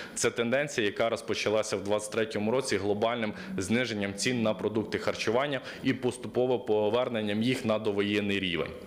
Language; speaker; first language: Ukrainian; native; Ukrainian